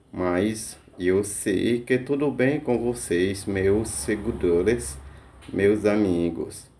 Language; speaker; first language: Portuguese; non-native, fluent; Haitian Creole